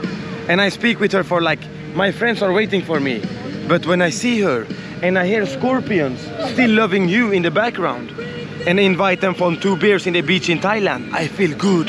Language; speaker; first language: English; non-native, learner; Portuguese